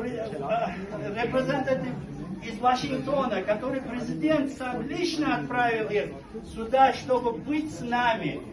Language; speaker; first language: Russian; non-native, local second language; Uzbek